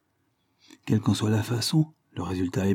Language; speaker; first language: French; native; French